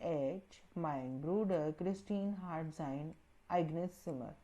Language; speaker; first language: German; non-native, learner; Hindi